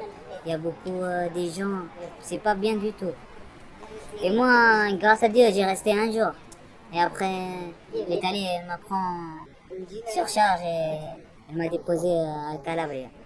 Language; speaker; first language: French; non-native, learner; Arabic